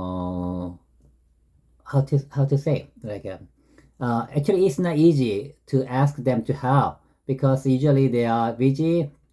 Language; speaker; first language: English; non-native, learner; Korean